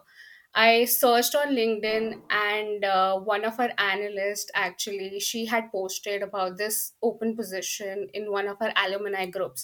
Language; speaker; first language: English; non-native, local second language; Hindi